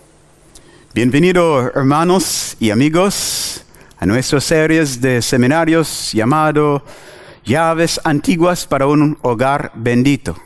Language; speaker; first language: Spanish; non-native, fluent; English